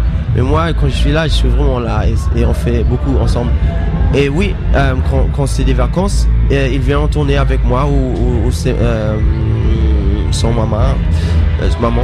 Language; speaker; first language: French; non-native, fluent; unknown